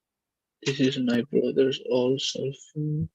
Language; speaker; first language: English; non-native, learner; Spanish